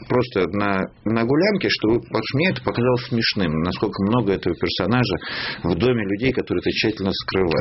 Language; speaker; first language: Russian; native; Russian